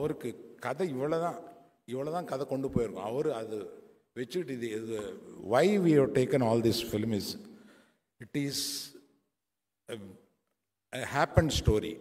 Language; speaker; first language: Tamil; non-native, local second language; Telugu